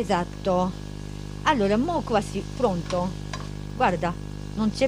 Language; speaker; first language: Italian; non-native, learner; Japanese